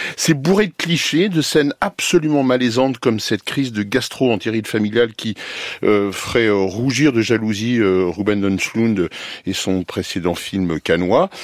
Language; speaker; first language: French; native; French